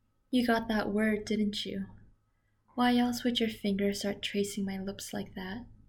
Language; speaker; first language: English; early bilingual, other home language; Korean